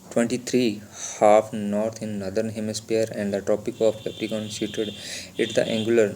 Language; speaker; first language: English; non-native, local second language; Punjabi